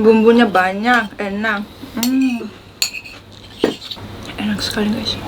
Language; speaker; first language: Indonesian; non-native, learner; Uzbek